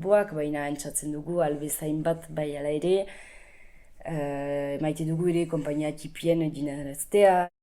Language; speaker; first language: Basque; native; Basque